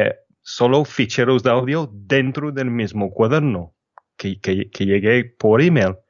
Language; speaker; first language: Spanish; non-native, fluent; English